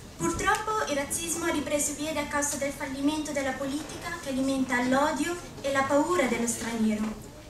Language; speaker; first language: Italian; early bilingual, other home language; Arabic